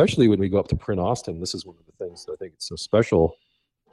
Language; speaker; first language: English; native; English